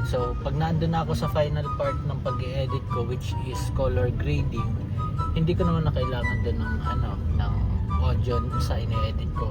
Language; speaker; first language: Filipino; native; Filipino